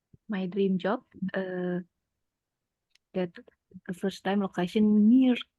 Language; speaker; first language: English; non-native, learner; Indonesian